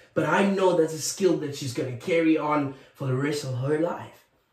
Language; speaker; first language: English; non-native, local second language; Shona